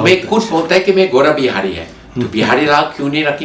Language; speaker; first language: Hindi; non-native, fluent; English